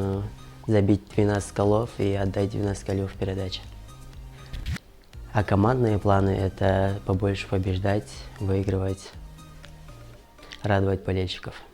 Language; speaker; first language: Russian; non-native, local second language; Kyrgyz